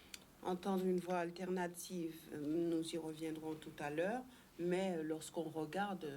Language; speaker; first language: French; native; French